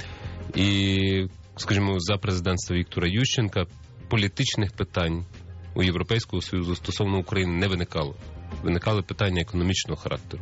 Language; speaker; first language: Ukrainian; native; Ukrainian